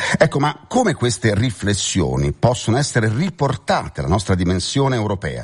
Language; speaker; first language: Italian; native; Italian